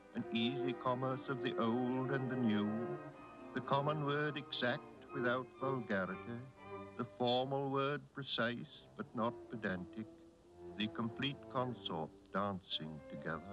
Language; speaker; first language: English; native; English